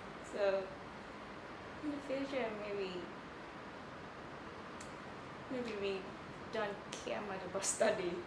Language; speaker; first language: English; non-native, learner; Thai